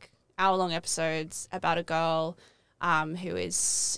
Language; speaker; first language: English; native; English